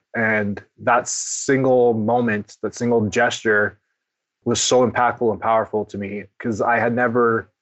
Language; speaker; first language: English; native; English